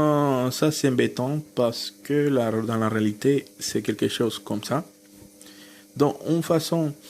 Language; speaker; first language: French; non-native, fluent; Spanish